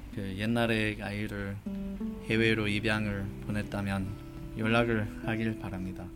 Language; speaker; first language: Korean; non-native, fluent; English